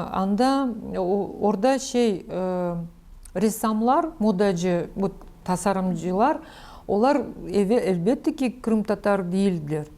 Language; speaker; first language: Turkish; non-native, learner; Crimean Tatar